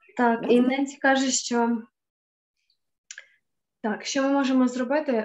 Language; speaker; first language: Ukrainian; native; Ukrainian